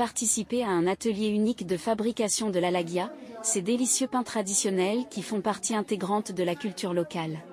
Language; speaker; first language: French; native; French